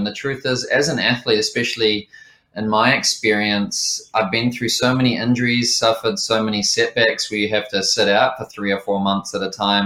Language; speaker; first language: English; native; English